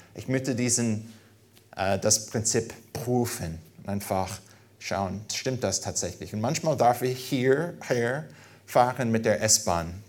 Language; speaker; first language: German; non-native, fluent; English